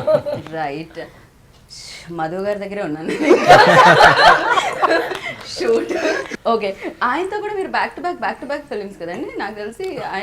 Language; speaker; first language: Telugu; native; Telugu